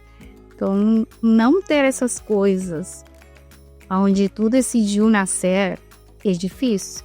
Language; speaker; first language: Portuguese; non-native, fluent; Spanish